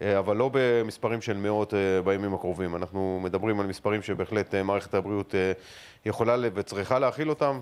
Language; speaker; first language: Hebrew; native; Hebrew